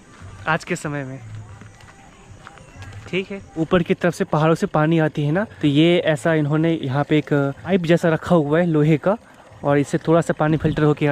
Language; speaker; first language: Hindi; native; Hindi